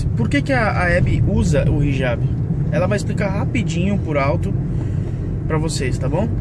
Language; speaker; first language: Portuguese; native; Portuguese